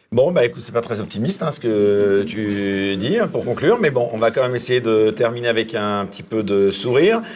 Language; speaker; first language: French; native; French